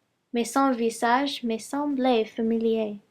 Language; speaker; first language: French; non-native, learner; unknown